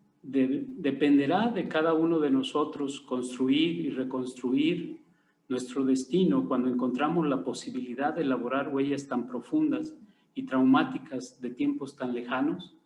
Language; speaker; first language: Spanish; native; Spanish